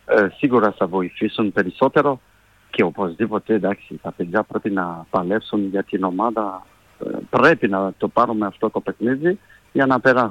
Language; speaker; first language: Greek; non-native, fluent; French